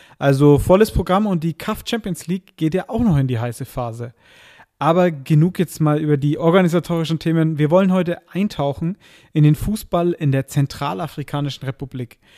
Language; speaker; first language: German; native; German